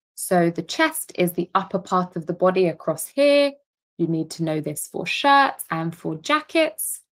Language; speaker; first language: English; native; English